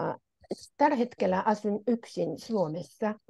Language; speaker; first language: Finnish; non-native, learner; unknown